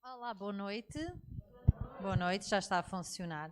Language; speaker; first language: Portuguese; native; Portuguese